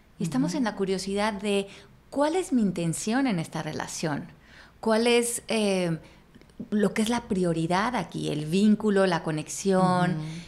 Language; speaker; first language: Spanish; native; Spanish